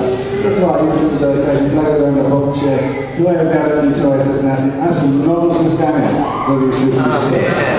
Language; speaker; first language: Bulgarian; non-native, learner; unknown